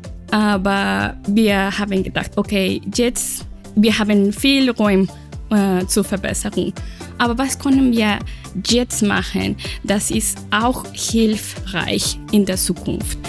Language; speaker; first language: German; non-native, learner; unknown